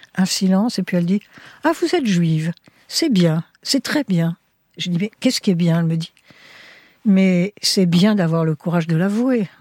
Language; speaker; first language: French; early bilingual, heritage; French